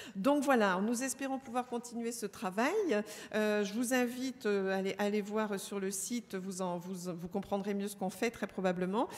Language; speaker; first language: French; native; French